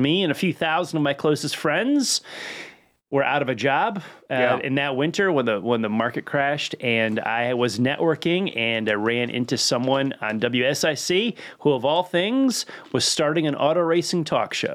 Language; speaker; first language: English; native; English